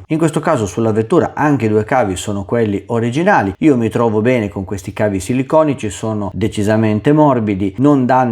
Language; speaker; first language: Italian; native; Italian